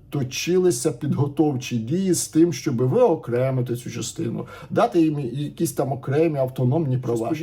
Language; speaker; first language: Ukrainian; native; Ukrainian